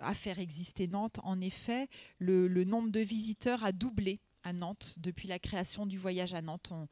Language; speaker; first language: French; native; French